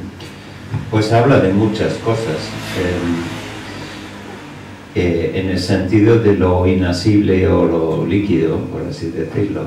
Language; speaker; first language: Spanish; non-native, fluent; English